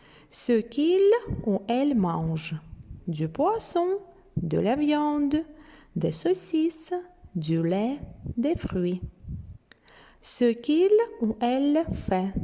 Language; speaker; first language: French; non-native, fluent; Russian